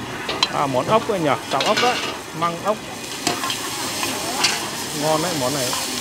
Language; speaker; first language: Vietnamese; native; Vietnamese